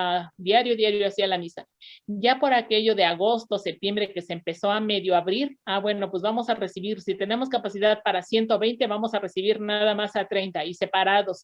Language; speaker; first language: Spanish; native; Spanish